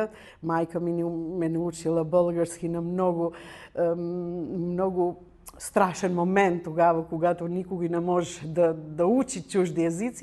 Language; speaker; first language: Bulgarian; early bilingual, heritage; Bulgarian